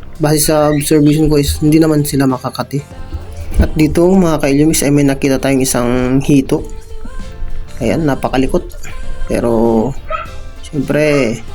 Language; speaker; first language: Filipino; non-native, local second language; Pangasinan